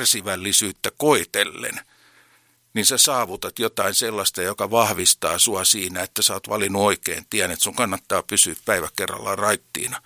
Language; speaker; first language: Finnish; native; Finnish